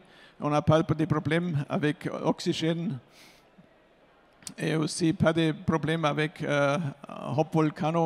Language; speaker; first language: French; non-native, fluent; German